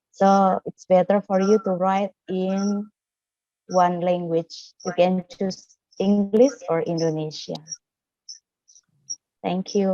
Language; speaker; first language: English; non-native, fluent; Indonesian